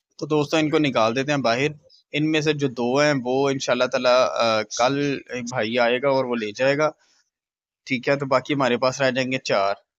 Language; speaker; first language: Hindi; native; Hindi